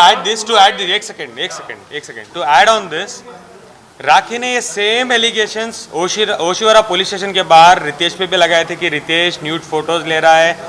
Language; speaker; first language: Hindi; native; Hindi